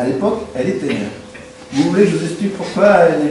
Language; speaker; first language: French; native; French